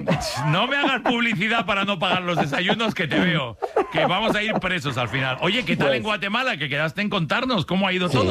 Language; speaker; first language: Spanish; native; Spanish